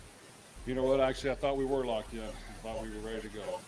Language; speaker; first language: English; native; English